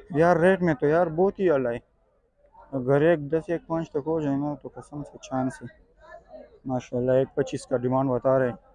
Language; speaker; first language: Urdu; non-native, local second language; Pashto